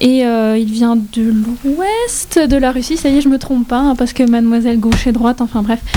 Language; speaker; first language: French; native; French